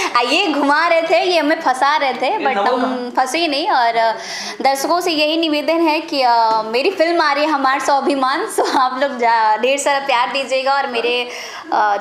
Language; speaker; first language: Hindi; native; Hindi